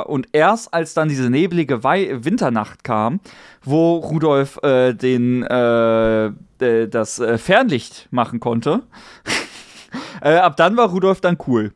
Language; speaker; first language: German; native; German